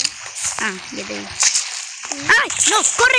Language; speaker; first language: Spanish; native; Spanish